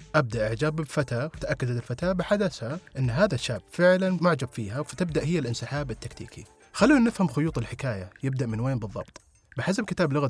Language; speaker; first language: Arabic; native; Arabic